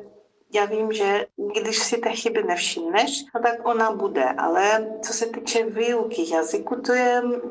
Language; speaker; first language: Czech; non-native, fluent; Ukrainian